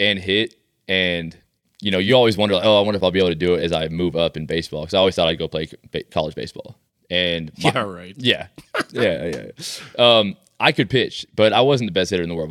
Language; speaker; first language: English; native; English